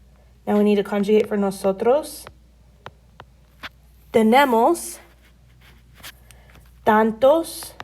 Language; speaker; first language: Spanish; non-native, fluent; English